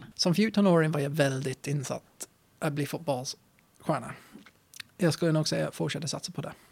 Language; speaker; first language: Swedish; non-native, fluent; English